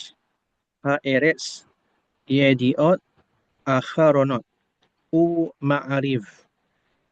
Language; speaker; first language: Hebrew; non-native, learner; Indonesian